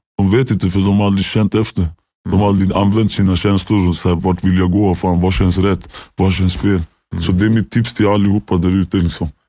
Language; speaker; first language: Swedish; native; Swedish